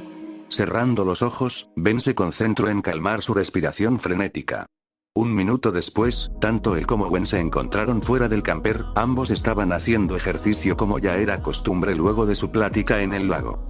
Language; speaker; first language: Spanish; native; Spanish